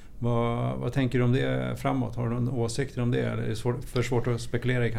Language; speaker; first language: Swedish; native; Swedish